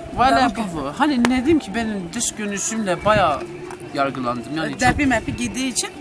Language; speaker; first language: Turkish; non-native, local second language; Kurdish